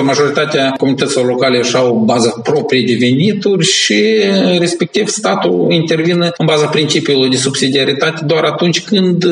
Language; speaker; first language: Romanian; native; Romanian